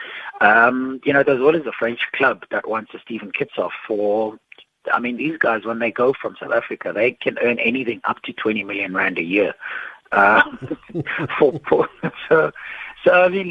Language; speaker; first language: English; non-native, local second language; Xhosa